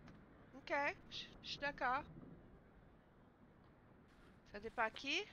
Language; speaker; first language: French; native; French